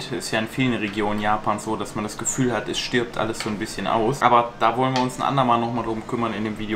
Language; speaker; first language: German; native; German